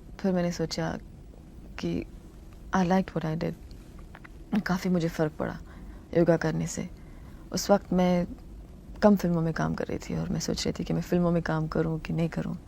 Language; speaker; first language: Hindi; non-native, local second language; Tamil